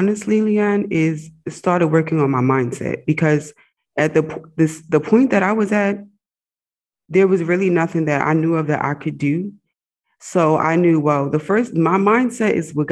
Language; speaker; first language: English; native; English